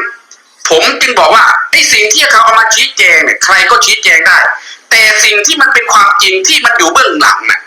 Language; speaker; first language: Thai; native; Thai